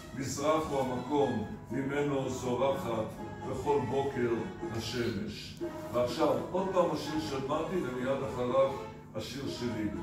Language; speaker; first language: Hebrew; early bilingual, other home language; Arabic